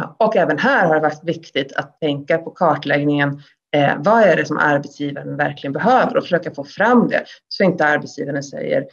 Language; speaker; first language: Swedish; native; Swedish